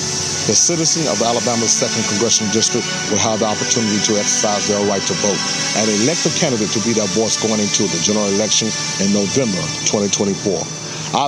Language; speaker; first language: English; native; English